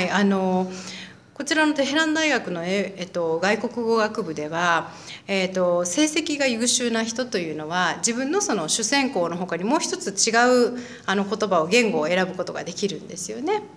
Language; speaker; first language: Japanese; native; Japanese